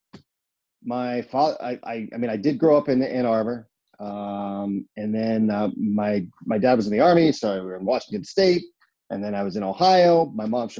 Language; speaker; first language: English; native; English